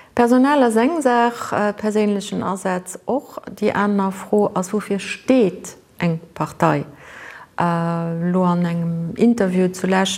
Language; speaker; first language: Luxembourgish; native; Luxembourgish